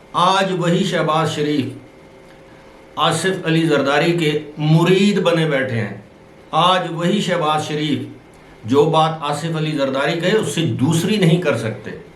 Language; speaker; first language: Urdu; non-native, local second language; Northern Hindko